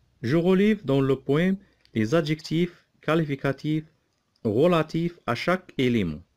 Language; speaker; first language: French; non-native, local second language; Arabic